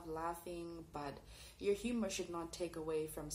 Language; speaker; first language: English; native; English